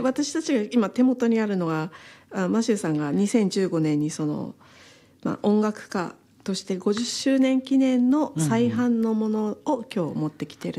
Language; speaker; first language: Japanese; native; Japanese